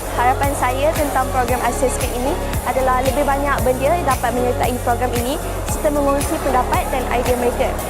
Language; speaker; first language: Malay; native; Malay